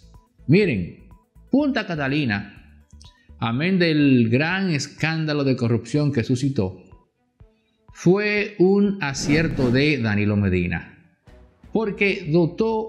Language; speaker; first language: Spanish; native; Spanish